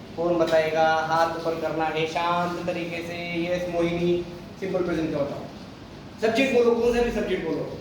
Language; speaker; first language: Hindi; non-native, local second language; Marathi